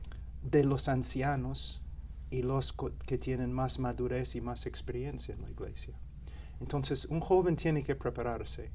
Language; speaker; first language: Spanish; non-native, fluent; English